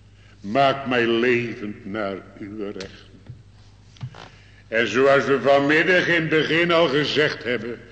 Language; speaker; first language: Dutch; native; Dutch